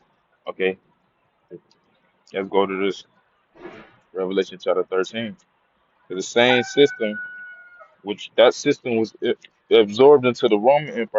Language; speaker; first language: English; native; English